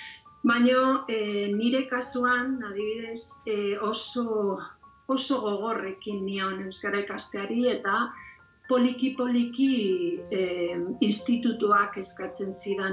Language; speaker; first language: Basque; non-native, local second language; Spanish